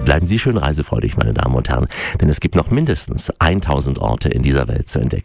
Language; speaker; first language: German; native; German